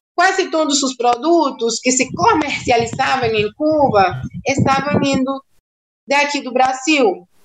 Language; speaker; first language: Portuguese; non-native, fluent; Spanish